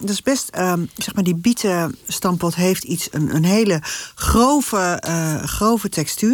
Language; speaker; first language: Dutch; native; Dutch